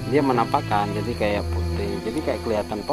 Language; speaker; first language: Indonesian; native; Indonesian